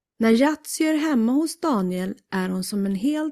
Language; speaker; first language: Swedish; non-native, learner; Ukrainian